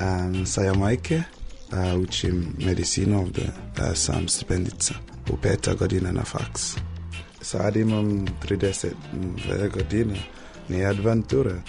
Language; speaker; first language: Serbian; non-native, learner; English